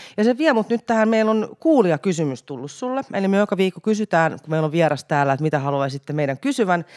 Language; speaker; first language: Finnish; native; Finnish